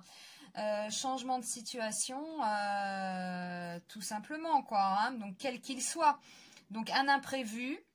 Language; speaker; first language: French; native; French